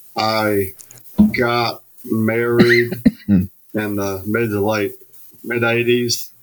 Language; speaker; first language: English; native; English